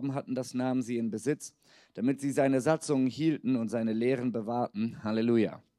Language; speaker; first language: German; native; German